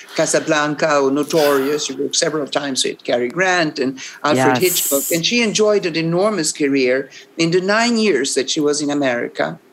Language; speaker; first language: English; non-native, fluent; Italian